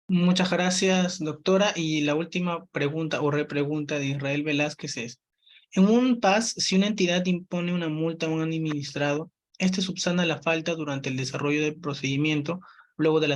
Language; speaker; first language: Spanish; native; Spanish